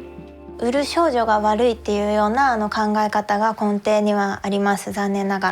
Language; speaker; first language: Japanese; native; Japanese